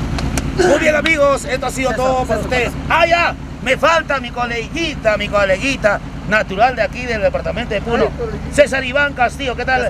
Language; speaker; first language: Spanish; native; Spanish